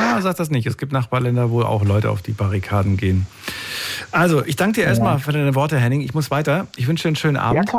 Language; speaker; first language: German; native; German